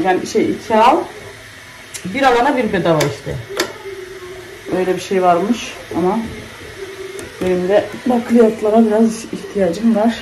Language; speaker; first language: Turkish; native; Turkish